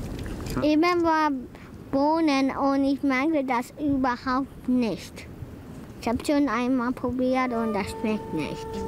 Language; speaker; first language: German; early bilingual, heritage; German